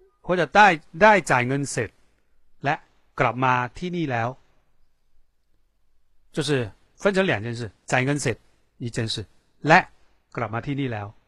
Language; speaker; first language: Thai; non-native, fluent; Chinese